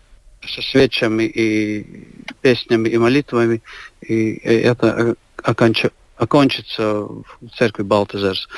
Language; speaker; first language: Russian; non-native, local second language; Latvian